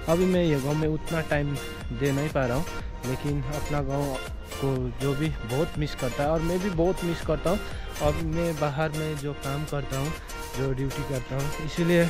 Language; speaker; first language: Hindi; non-native, local second language; Nepali